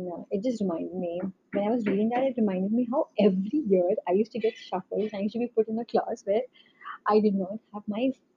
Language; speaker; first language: English; non-native, local second language; Hindi